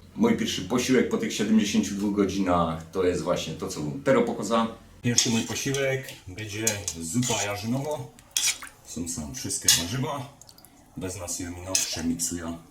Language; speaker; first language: Polish; native; Polish